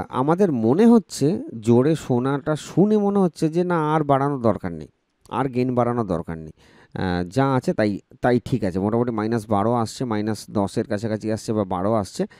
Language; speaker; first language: Bangla; native; Bangla